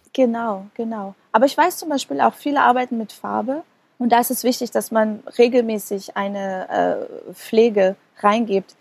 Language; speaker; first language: German; non-native, fluent; Portuguese